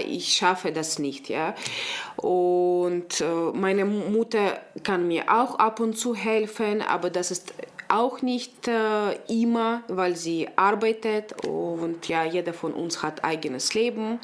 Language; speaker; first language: German; non-native, local second language; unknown